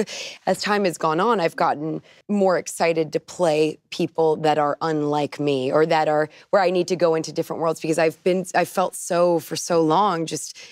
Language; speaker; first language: English; native; English